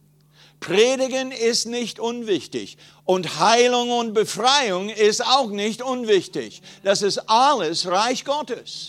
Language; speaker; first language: German; non-native, fluent; English